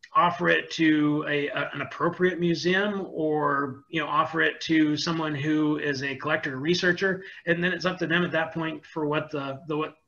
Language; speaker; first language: English; native; English